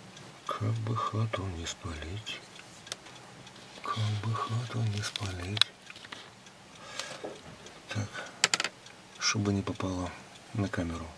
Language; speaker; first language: Russian; native; Russian